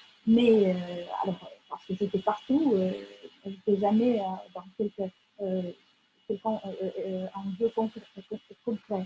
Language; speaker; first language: French; non-native, fluent; Russian